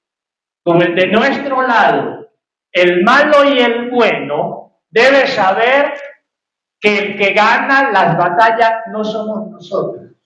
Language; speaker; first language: Spanish; native; Spanish